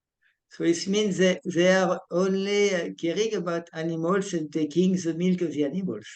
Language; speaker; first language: English; non-native, fluent; French